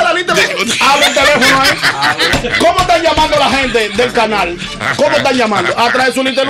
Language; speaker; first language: Spanish; native; Spanish